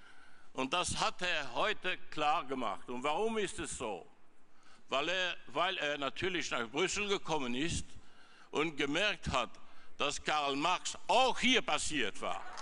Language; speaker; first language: German; non-native, fluent; French